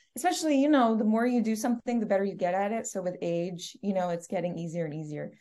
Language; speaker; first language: English; native; English